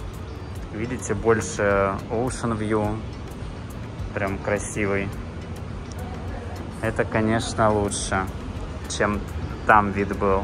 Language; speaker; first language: Russian; native; Russian